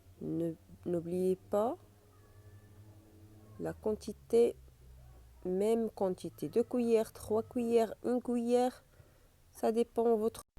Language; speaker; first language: French; non-native, learner; Arabic